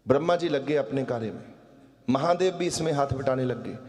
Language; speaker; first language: Hindi; non-native, local second language; Punjabi